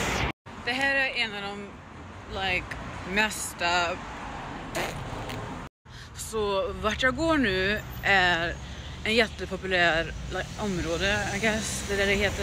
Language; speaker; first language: Swedish; early bilingual, heritage; Swedish